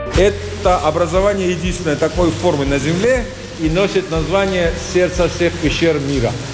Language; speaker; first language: Russian; non-native, local second language; Georgian